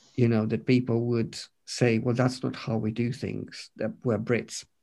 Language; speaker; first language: English; non-native, fluent; Romanian